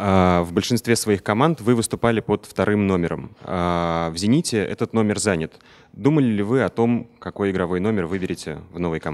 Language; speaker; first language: Russian; native; Russian